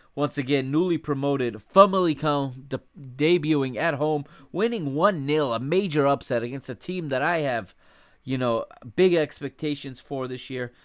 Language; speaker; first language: English; native; English